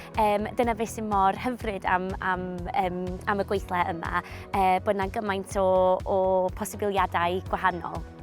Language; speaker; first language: Welsh; non-native, local second language; English